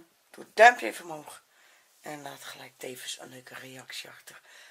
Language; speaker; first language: Dutch; native; Dutch